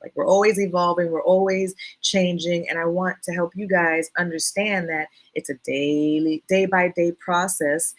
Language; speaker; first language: English; native; English